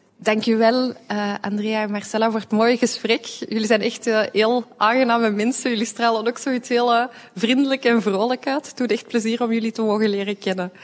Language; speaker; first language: Dutch; native; Dutch